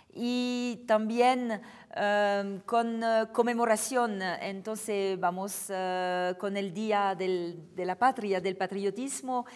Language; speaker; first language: Spanish; non-native, fluent; French